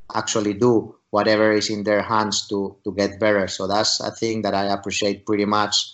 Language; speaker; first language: English; non-native, fluent; Spanish